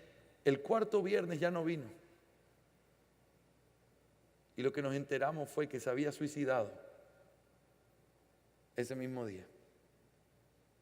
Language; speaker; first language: Spanish; native; Spanish